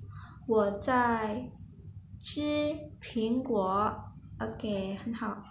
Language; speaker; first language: Chinese; non-native, learner; Indonesian